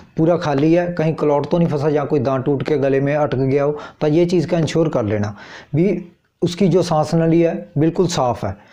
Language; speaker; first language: Hindi; non-native, local second language; Punjabi